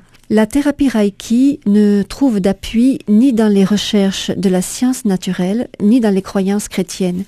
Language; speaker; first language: French; native; French